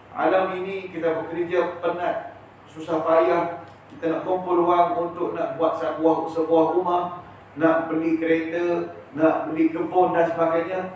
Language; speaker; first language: Malay; early bilingual, heritage; Malay